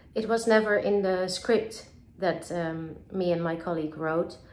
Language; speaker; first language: English; non-native, fluent; Dutch